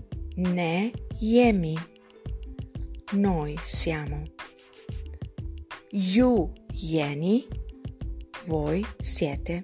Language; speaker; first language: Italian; non-native, fluent; Albanian